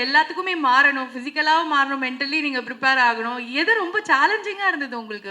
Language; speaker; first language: Tamil; native; Tamil